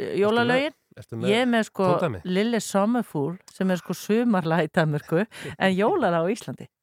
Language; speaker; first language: Icelandic; native; Icelandic